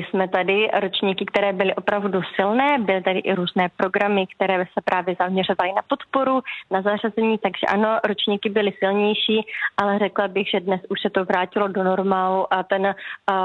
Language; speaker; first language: Czech; native; Czech